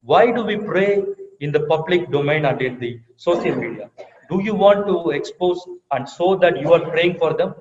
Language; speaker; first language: English; non-native, local second language; Tamil